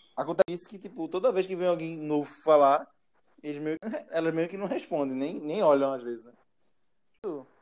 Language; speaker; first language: Portuguese; native; Portuguese